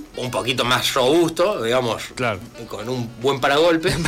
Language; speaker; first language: Spanish; native; Spanish